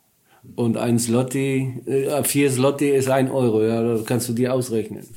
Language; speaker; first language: German; non-native, learner; Polish